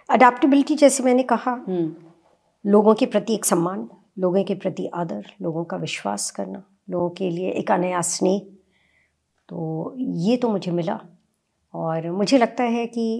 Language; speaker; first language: Hindi; native; Hindi